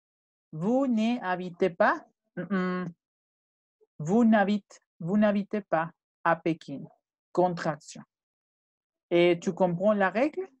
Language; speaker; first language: French; non-native, fluent; Spanish